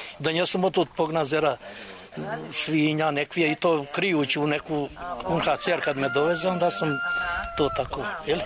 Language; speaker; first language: Croatian; native; Croatian